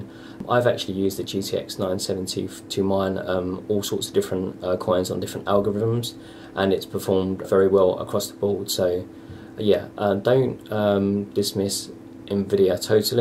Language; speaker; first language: English; native; English